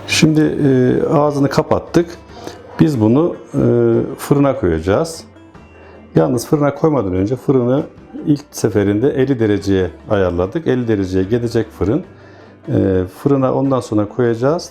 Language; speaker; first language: Turkish; native; Turkish